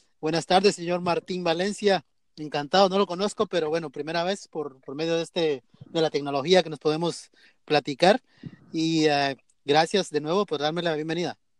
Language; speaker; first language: Spanish; native; Spanish